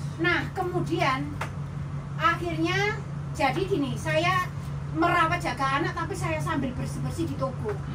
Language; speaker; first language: Indonesian; non-native, local second language; Javanese